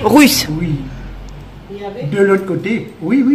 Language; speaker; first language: French; non-native, learner; Morisyen